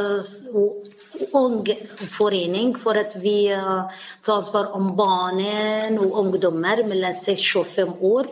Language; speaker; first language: Swedish; non-native, learner; Arabic